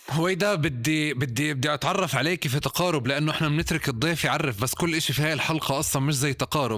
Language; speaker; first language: Arabic; native; Arabic